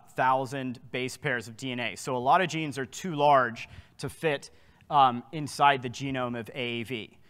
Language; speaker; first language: English; native; English